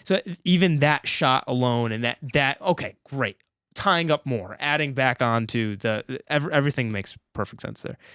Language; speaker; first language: English; native; English